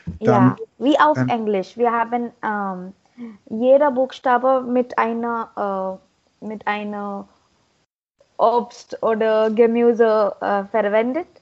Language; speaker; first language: German; non-native, learner; Marathi